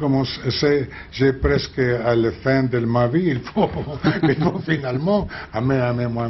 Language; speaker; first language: French; non-native, learner; Spanish